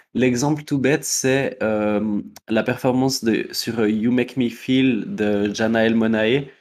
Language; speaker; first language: French; native; French